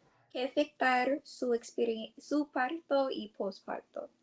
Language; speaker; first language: Spanish; non-native, learner; English